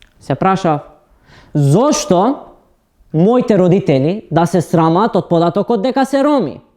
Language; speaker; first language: Macedonian; non-native, local second language; Romany